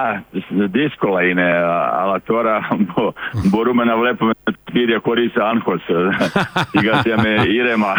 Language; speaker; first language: Greek; non-native, learner; Serbian